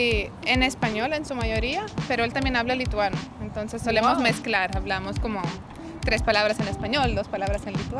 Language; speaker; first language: Spanish; non-native, fluent; Lithuanian